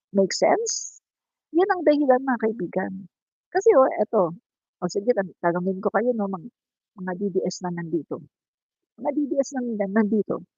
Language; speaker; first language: Filipino; non-native, local second language; Cebuano